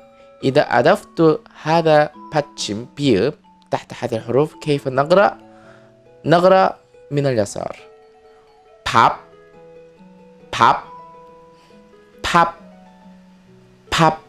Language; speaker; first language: Arabic; non-native, fluent; Korean